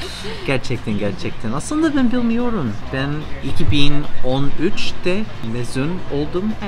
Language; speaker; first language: Turkish; non-native, learner; English